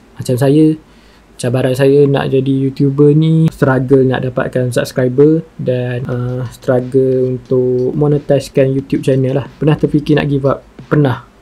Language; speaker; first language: Malay; native; Malay